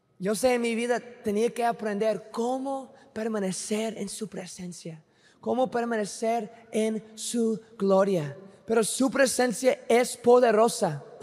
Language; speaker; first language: Spanish; non-native, fluent; English